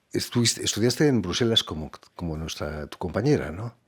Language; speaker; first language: Spanish; native; Spanish